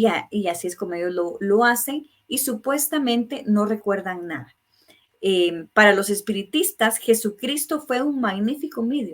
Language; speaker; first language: Spanish; native; Spanish